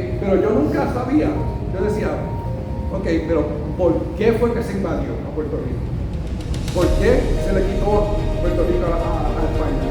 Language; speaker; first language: Spanish; early bilingual, heritage; Spanish